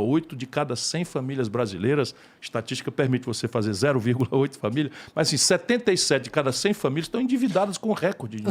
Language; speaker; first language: Portuguese; native; Portuguese